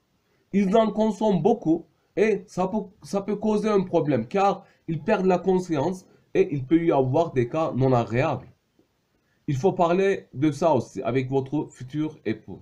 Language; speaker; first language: French; non-native, fluent; Turkish